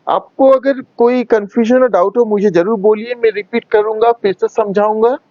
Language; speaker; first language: Hindi; non-native, local second language; Bangla